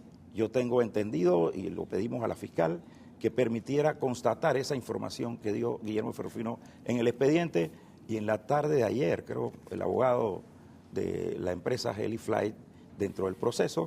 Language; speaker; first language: Spanish; native; Spanish